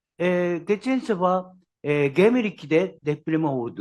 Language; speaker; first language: Turkish; non-native, learner; Japanese